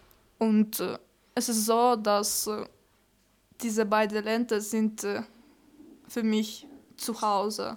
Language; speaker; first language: German; non-native, learner; Ukrainian